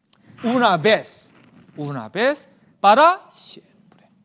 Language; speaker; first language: Spanish; non-native, fluent; Korean